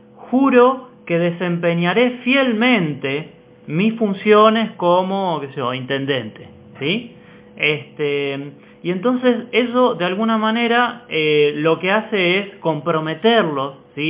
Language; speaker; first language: Spanish; native; Spanish